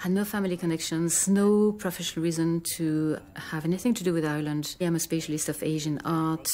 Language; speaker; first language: English; non-native, fluent; French